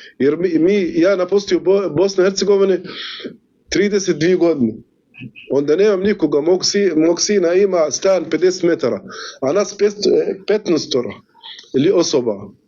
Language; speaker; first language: Bosnian; non-native, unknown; Arabic